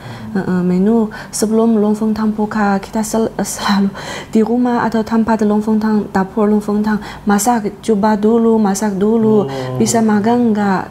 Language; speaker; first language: Indonesian; non-native, learner; Chinese